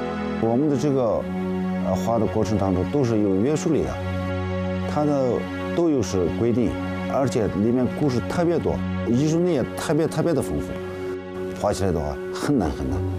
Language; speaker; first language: Chinese; non-native, local second language; Tibetan